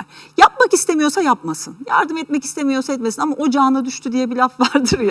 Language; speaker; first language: Turkish; native; Turkish